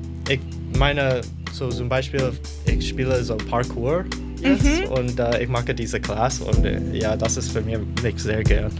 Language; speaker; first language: German; non-native, learner; English